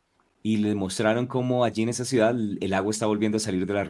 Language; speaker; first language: Spanish; native; Spanish